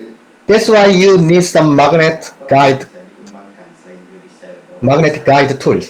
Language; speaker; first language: English; non-native, fluent; Korean